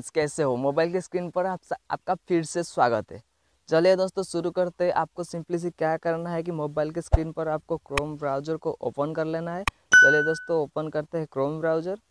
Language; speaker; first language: Hindi; native; Hindi